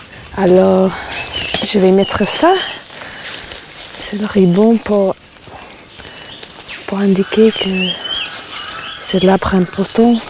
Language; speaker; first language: French; non-native, fluent; English